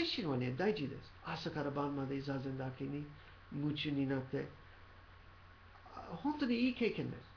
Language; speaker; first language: Japanese; non-native, learner; English